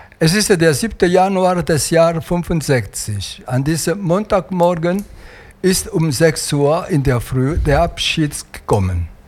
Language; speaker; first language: German; non-native, fluent; Italian